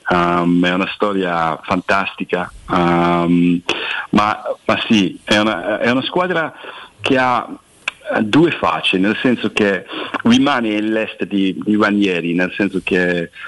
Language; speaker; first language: Italian; non-native, fluent; English